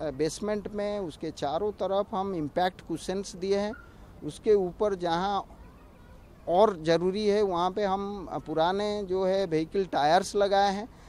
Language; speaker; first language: Hindi; non-native, local second language; Odia